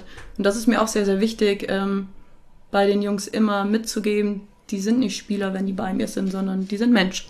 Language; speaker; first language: German; native; German